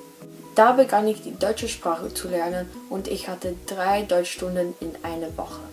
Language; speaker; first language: German; non-native, learner; Polish